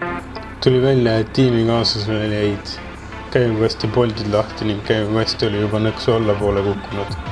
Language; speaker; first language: Estonian; native; Estonian